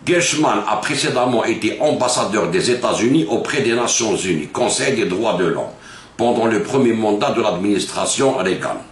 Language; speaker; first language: French; non-native, local second language; Arabic